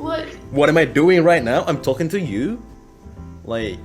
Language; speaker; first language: English; non-native, fluent; Indonesian